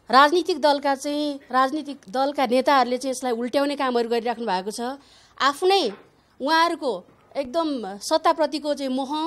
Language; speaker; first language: Nepali; native; Nepali